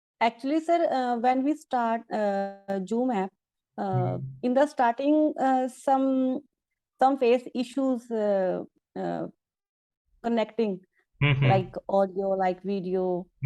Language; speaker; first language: English; non-native, learner; Punjabi